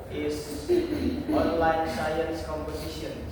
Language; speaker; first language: English; non-native, learner; Indonesian